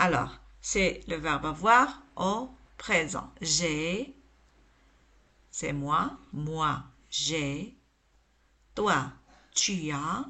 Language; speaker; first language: French; non-native, local second language; Arabic